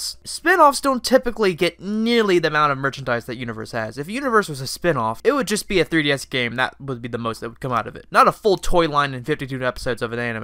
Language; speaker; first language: English; native; English